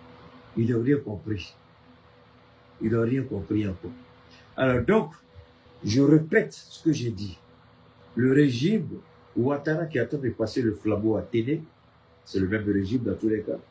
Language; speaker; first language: French; native; French